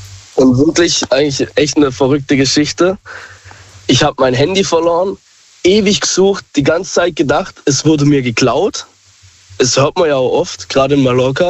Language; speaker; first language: German; native; German